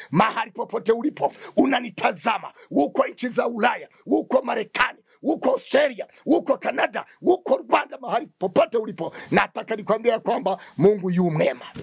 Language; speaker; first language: Swahili; non-native, local second language; Kinyarwanda